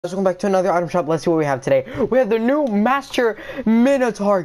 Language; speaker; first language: English; native; English